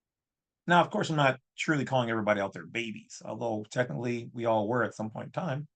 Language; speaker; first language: English; native; English